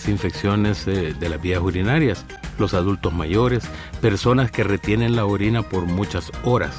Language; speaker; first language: Spanish; native; Spanish